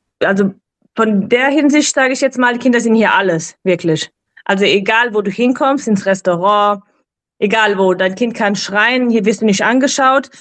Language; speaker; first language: German; native; German